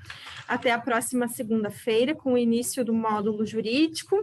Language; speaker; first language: Portuguese; native; Portuguese